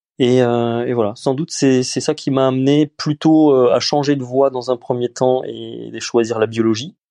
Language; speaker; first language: French; early bilingual, other home language; Romanian